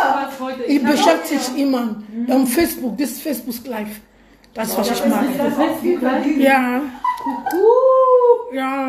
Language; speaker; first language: German; non-native, learner; Bini